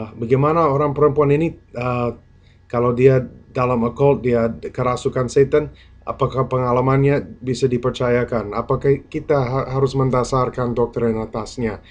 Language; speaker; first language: Indonesian; non-native, fluent; English